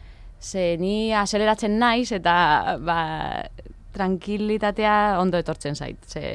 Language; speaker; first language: Basque; non-native, local second language; Spanish